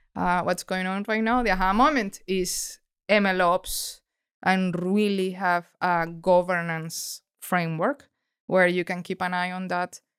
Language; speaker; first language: English; non-native, fluent; Spanish